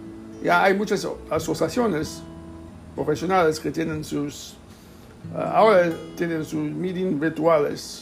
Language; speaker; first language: Spanish; early bilingual, heritage; English